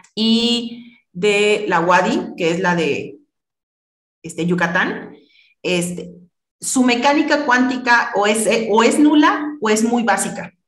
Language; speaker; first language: Spanish; native; Spanish